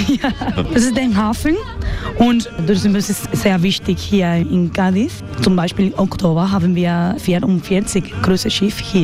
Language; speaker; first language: German; non-native, learner; Spanish